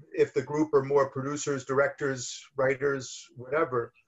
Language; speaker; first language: English; native; English